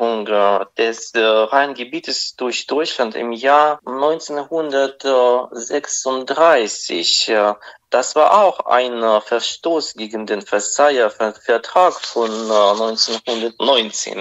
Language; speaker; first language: German; non-native, fluent; Russian